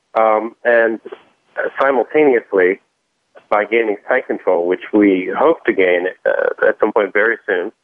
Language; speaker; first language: English; native; English